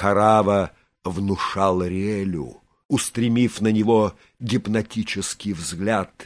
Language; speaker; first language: Russian; native; Russian